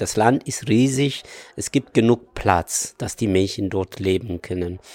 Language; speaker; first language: German; non-native, fluent; Amharic